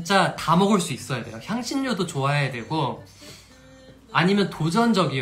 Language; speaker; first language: Korean; non-native, fluent; English